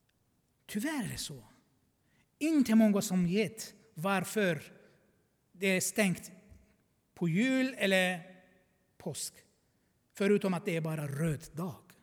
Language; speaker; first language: Swedish; non-native, fluent; Armenian